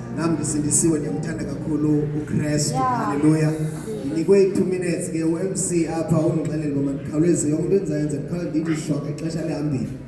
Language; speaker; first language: Zulu; non-native, local second language; Xhosa